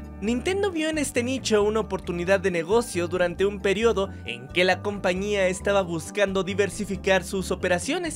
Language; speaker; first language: Spanish; native; Spanish